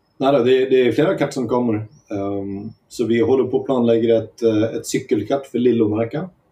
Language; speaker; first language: Swedish; native; Swedish